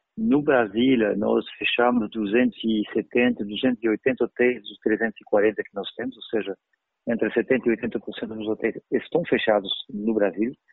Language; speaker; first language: Portuguese; non-native, fluent; French